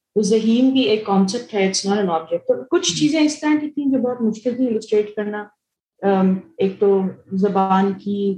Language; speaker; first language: Urdu; native; Urdu